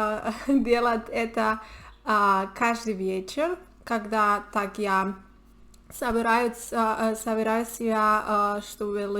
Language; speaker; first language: Russian; non-native, learner; Spanish